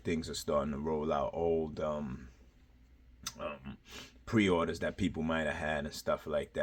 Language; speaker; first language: English; native; English